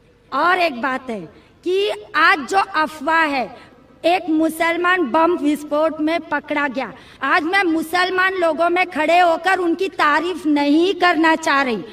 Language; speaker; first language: Hindi; non-native, local second language; Marathi